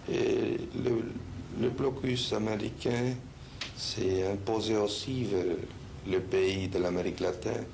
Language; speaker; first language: French; non-native, fluent; Spanish